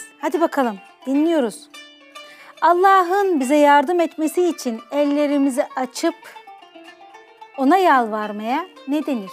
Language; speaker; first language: Turkish; native; Turkish